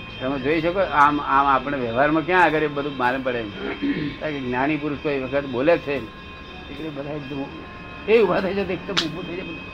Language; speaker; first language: Gujarati; native; Gujarati